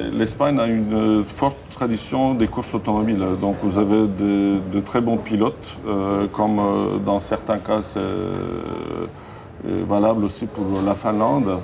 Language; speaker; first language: French; non-native, fluent; Turkish